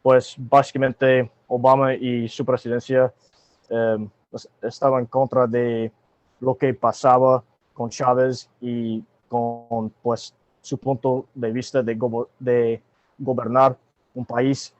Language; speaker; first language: Spanish; non-native, fluent; English